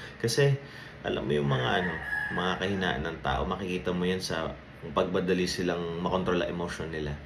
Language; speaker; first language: Filipino; native; Filipino